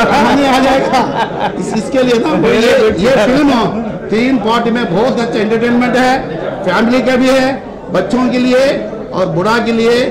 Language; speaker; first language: Hindi; non-native, local second language; Telugu